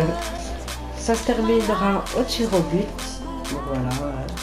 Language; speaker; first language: French; native; French